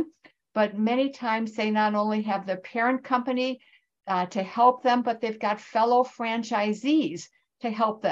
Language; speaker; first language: English; native; English